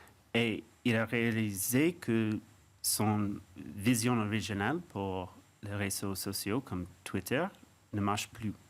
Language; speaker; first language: French; non-native, fluent; English